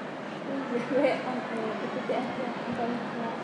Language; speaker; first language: French; non-native, learner; Khmer